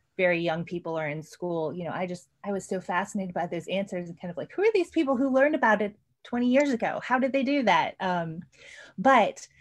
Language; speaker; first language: English; native; English